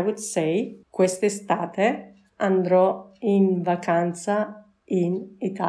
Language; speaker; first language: Italian; non-native, fluent; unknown